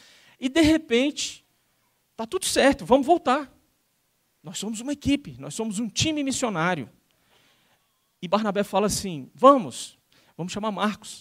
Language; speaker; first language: Portuguese; native; Portuguese